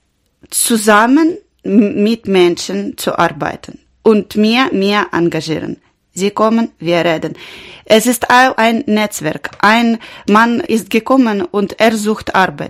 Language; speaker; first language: German; non-native, learner; Ukrainian